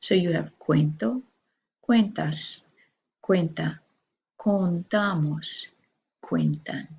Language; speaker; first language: Spanish; non-native, fluent; English